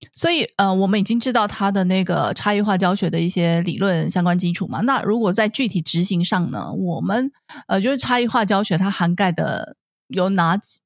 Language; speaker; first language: Chinese; native; Chinese